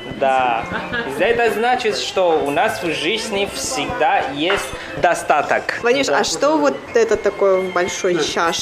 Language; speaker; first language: Russian; non-native, learner; Chinese